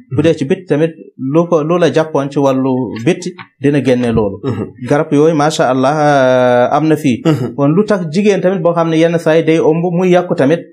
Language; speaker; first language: Wolof; non-native, local second language; Fula